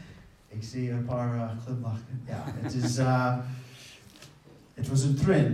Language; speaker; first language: Dutch; non-native, fluent; English